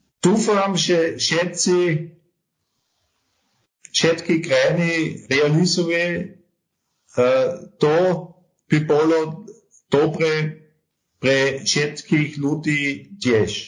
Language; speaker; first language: Slovak; non-native, learner; German